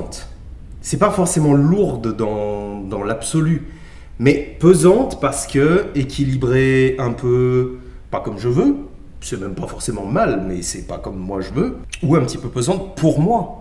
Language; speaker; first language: French; native; French